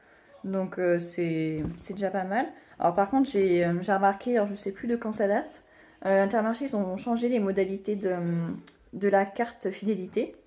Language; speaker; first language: French; native; French